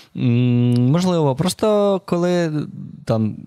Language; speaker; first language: Ukrainian; native; Ukrainian